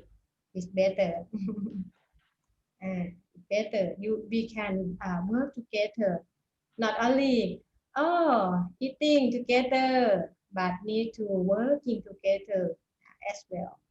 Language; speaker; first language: English; non-native, fluent; Thai